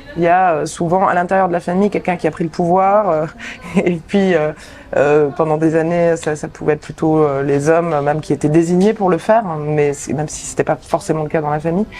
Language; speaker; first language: French; native; French